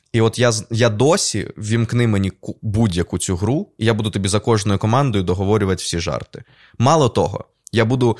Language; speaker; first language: Ukrainian; non-native, local second language; Russian